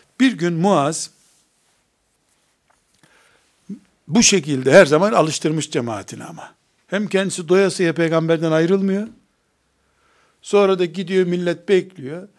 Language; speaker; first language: Turkish; native; Turkish